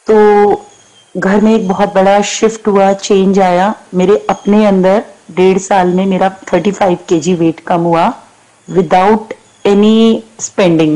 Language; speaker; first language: Hindi; native; Hindi